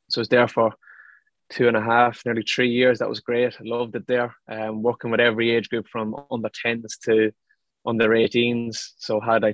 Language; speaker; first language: English; native; English